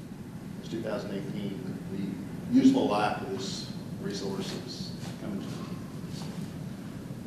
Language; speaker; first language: English; native; English